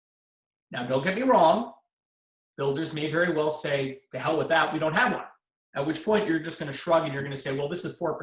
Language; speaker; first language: English; native; English